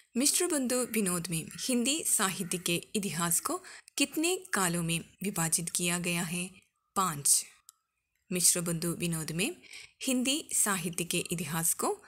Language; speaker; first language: Hindi; non-native, local second language; Malayalam